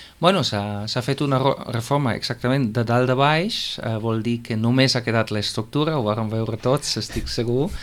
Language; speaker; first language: Catalan; non-native, fluent; German